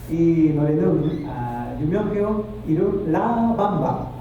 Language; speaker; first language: Korean; non-native, learner; Spanish